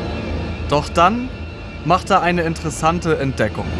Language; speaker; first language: German; native; German